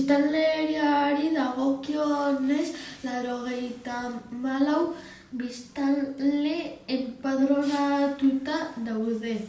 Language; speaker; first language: Basque; non-native, local second language; Spanish